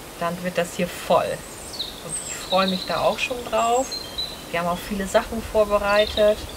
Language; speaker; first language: German; native; German